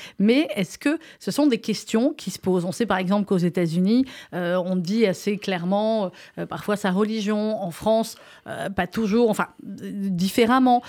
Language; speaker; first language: French; native; French